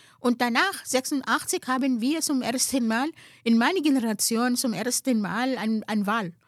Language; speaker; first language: German; non-native, fluent; Arabic